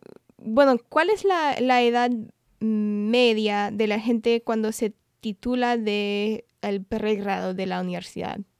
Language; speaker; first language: Spanish; non-native, fluent; English